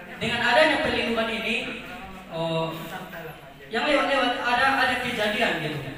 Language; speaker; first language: Indonesian; native; Indonesian